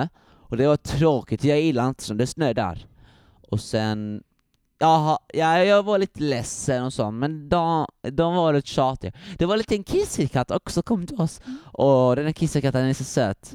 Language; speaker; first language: Swedish; early bilingual, other home language; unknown